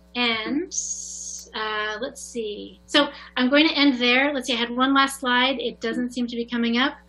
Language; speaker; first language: English; native; English